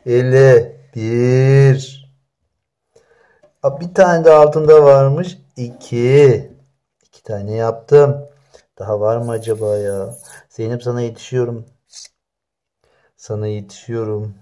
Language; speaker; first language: Turkish; native; Turkish